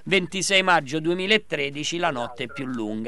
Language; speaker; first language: Italian; native; Italian